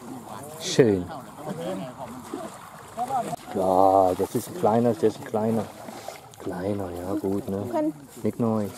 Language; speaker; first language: German; native; German